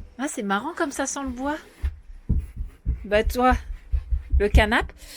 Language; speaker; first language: French; native; French